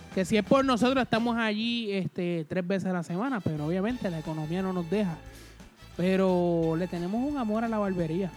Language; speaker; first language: Spanish; native; Spanish